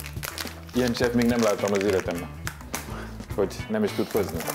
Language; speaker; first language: Hungarian; non-native, learner; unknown